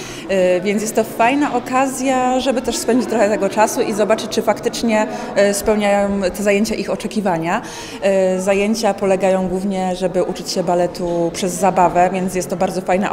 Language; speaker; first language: Polish; native; Polish